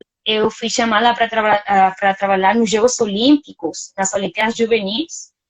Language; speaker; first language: Portuguese; non-native, fluent; Spanish